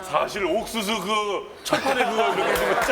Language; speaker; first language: Korean; native; Korean